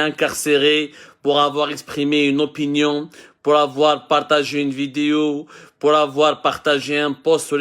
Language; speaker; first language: French; non-native, local second language; Arabic